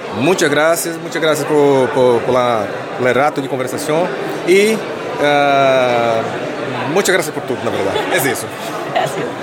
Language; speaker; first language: Spanish; non-native, learner; Portuguese